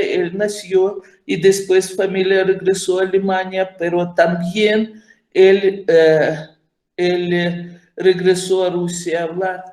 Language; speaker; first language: Spanish; non-native, fluent; Ukrainian